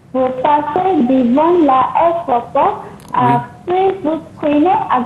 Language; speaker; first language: French; non-native, learner; Malay